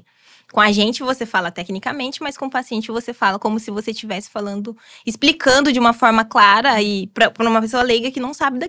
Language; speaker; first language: Portuguese; native; Portuguese